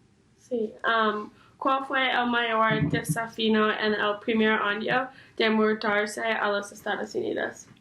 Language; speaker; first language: Spanish; non-native, learner; English